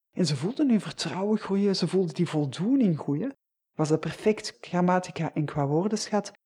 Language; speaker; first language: Dutch; native; Dutch